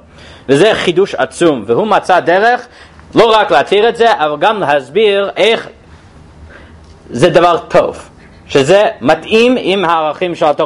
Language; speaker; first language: Hebrew; non-native, fluent; English